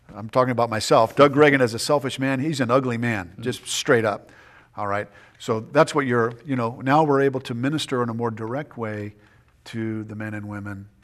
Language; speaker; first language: English; native; English